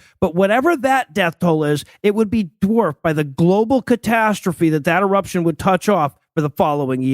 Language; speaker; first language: English; native; English